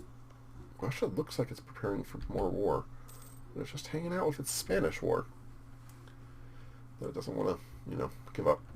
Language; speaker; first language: English; native; English